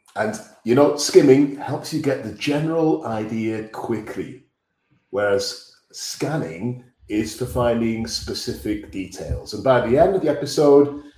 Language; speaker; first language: English; native; English